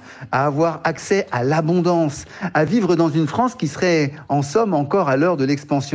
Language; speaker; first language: French; native; French